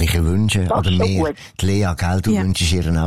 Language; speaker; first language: German; native; German